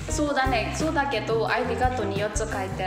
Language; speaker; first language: Japanese; non-native, fluent; Burmese